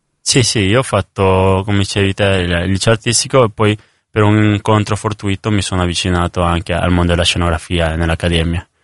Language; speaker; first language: Italian; early bilingual, other home language; Spanish